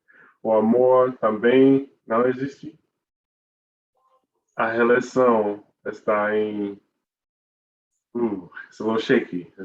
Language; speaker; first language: Portuguese; non-native, learner; English